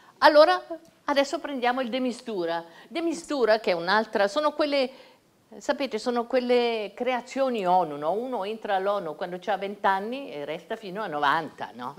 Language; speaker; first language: Italian; native; Italian